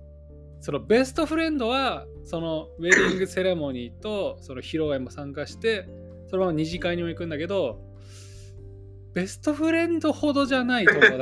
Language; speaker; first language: Japanese; native; Japanese